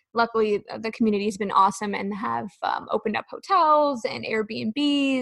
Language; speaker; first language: English; native; English